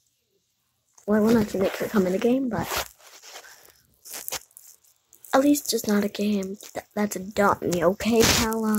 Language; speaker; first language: English; native; English